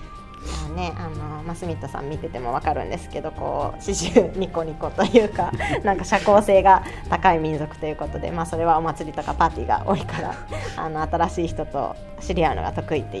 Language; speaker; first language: Japanese; native; Japanese